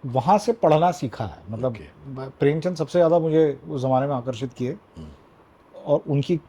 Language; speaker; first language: Hindi; native; Hindi